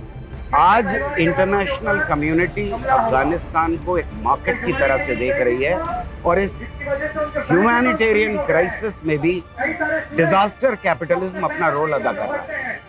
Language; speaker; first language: Hindi; native; Hindi